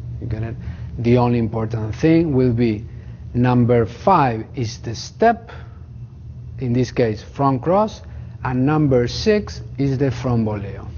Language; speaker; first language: English; non-native, fluent; Spanish